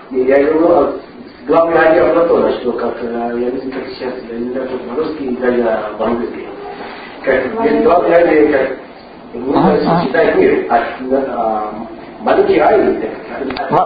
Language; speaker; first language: Russian; non-native, learner; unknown